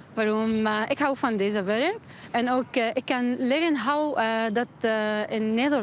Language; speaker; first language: Dutch; non-native, learner; Arabic